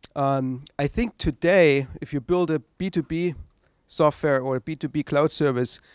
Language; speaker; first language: English; non-native, fluent; German